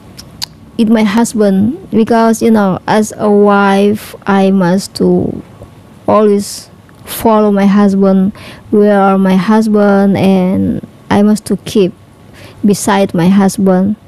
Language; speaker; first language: English; non-native, learner; Indonesian